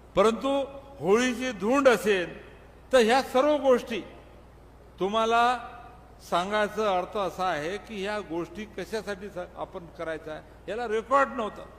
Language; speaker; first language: Marathi; non-native, local second language; Lambadi